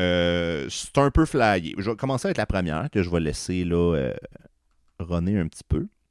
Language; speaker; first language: French; native; French